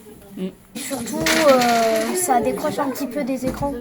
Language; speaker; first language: French; native; French